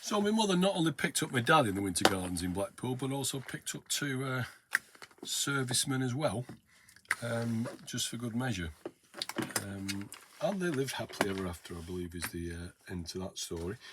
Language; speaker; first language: English; native; English